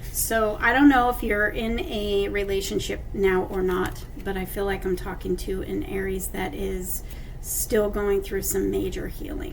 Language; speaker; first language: English; native; English